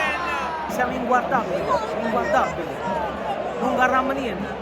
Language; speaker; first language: Italian; native; Italian